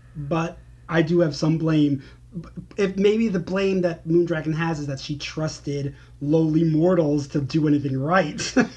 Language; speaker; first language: English; native; English